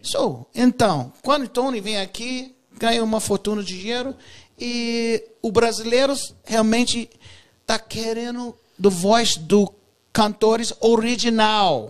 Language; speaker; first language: Portuguese; non-native, learner; English